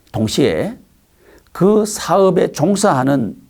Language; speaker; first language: Korean; native; Korean